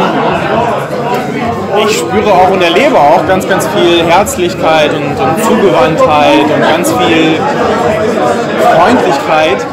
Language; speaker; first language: German; native; German